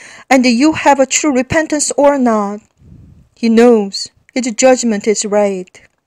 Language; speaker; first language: English; non-native, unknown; Korean